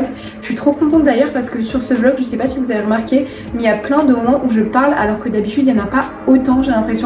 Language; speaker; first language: French; native; French